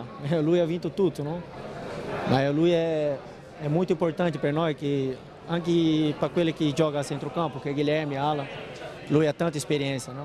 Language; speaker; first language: Italian; non-native, fluent; Portuguese